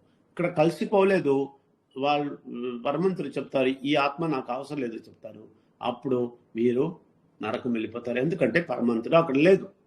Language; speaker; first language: Telugu; non-native, learner; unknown